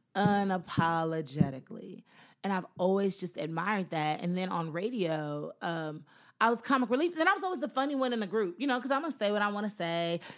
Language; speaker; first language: English; native; English